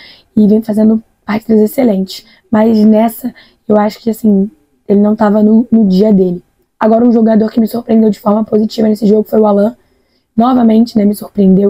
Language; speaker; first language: Portuguese; native; Portuguese